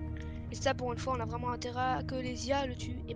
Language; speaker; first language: French; native; French